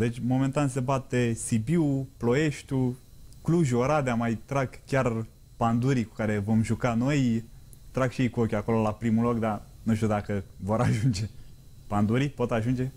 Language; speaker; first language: Romanian; native; Romanian